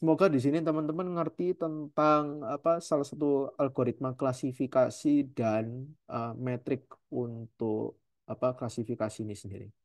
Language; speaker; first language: Indonesian; native; Indonesian